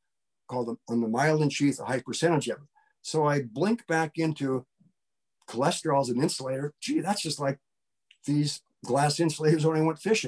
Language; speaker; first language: English; native; English